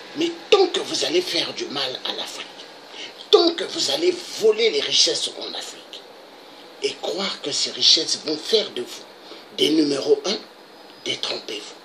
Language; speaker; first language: French; non-native, local second language; Lingala